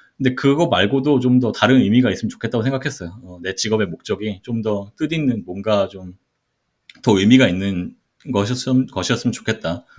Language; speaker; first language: Korean; native; Korean